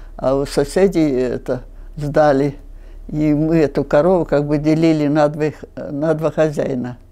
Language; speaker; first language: Russian; non-native, local second language; Finnish